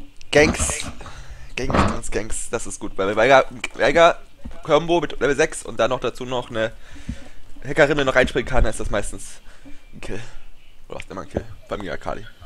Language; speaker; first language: German; native; German